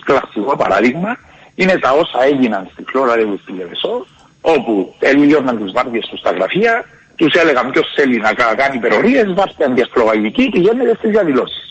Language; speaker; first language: Greek; native; Greek